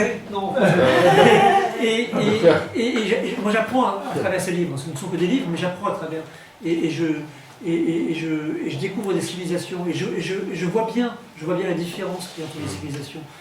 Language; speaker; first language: French; native; French